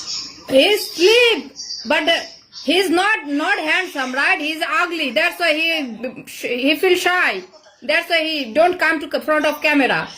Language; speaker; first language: English; non-native, learner; Bangla